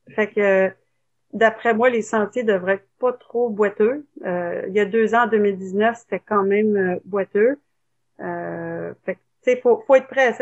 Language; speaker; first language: French; native; French